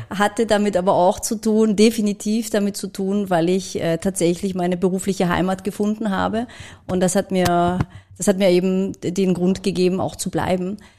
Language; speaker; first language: German; early bilingual, other home language; Polish